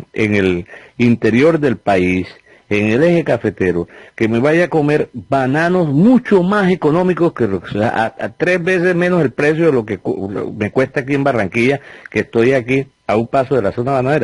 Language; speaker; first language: Spanish; native; Spanish